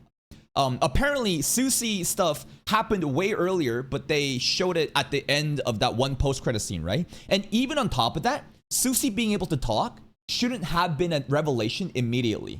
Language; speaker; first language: English; native; English